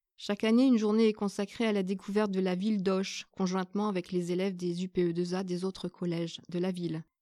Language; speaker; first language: French; native; French